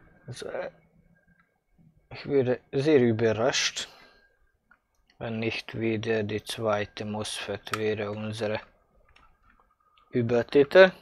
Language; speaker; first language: German; non-native, fluent; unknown